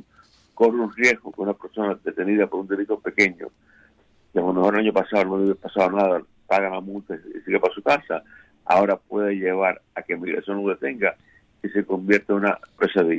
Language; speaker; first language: Spanish; native; Spanish